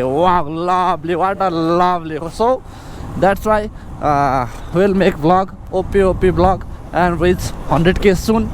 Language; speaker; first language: English; non-native, learner; Nepali